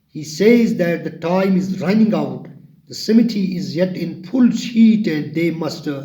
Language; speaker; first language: English; non-native, local second language; Urdu